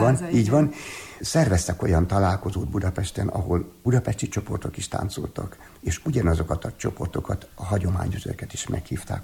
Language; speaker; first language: Hungarian; native; Hungarian